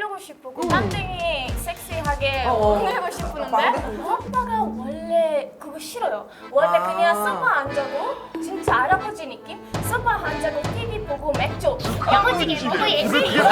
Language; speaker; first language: Korean; early bilingual, other home language; Italian